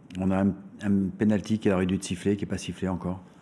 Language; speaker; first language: French; native; French